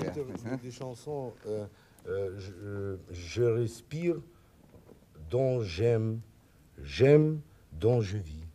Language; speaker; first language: French; non-native, learner; Russian